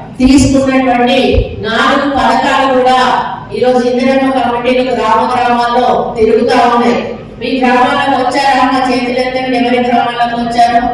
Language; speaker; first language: Telugu; native; Telugu